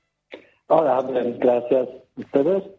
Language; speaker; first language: Spanish; non-native, learner; Polish